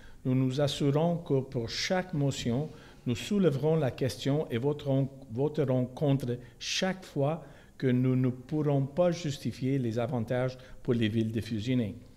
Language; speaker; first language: French; non-native, local second language; English